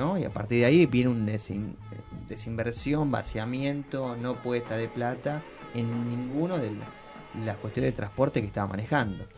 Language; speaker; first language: Spanish; native; Spanish